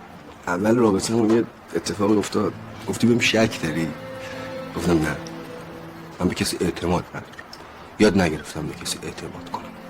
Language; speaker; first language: Persian; native; Persian